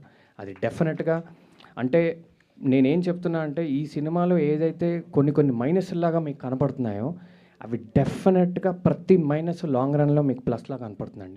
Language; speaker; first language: Telugu; native; Telugu